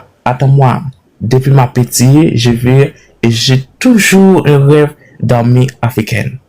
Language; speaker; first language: French; non-native, learner; Haitian Creole